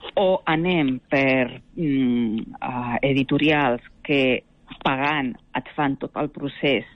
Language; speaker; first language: Catalan; native; Catalan